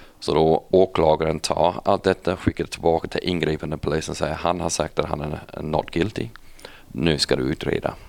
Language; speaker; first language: Swedish; non-native, fluent; English